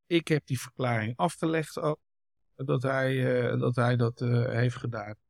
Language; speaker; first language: Dutch; early bilingual, other home language; Kurdish